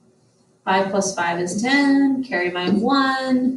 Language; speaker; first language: English; native; English